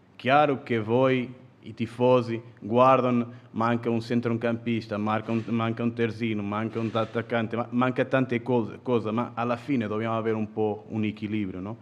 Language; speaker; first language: Italian; non-native, fluent; Portuguese